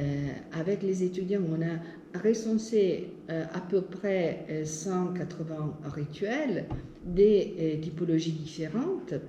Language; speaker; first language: French; non-native, fluent; Italian